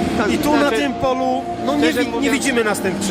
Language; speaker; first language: Polish; native; Polish